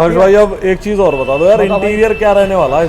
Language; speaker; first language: Hindi; native; Hindi